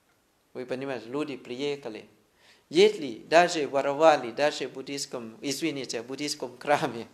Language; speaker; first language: Russian; non-native, fluent; Thai